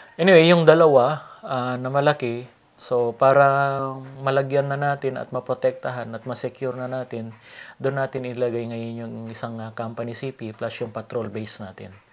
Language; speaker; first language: Filipino; non-native, local second language; Iloko